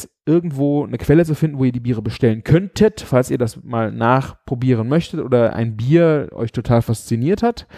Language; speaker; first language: German; native; German